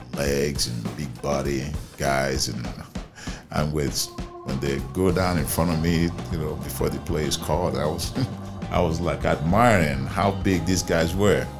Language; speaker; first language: English; non-native, local second language; Igbo